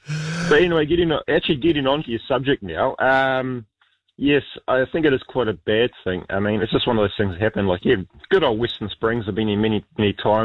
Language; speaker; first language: English; native; English